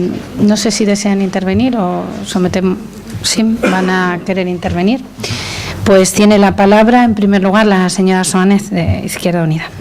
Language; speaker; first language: Spanish; native; Spanish